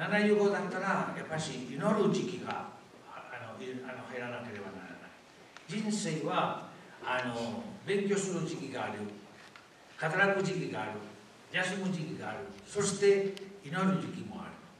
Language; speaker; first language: Japanese; non-native, fluent; Spanish